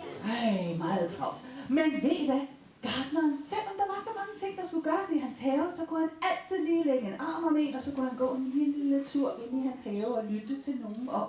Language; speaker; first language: Danish; native; Danish